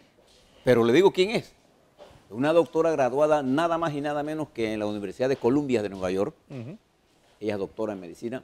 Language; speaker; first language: Spanish; native; Spanish